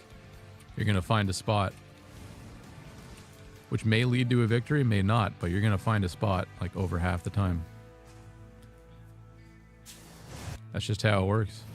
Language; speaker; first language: English; native; English